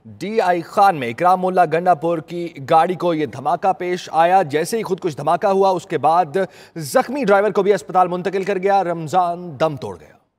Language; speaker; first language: Urdu; native; Urdu